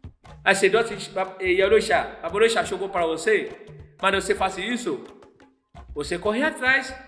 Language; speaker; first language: Portuguese; non-native, learner; Yoruba